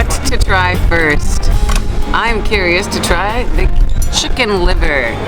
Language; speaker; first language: English; native; English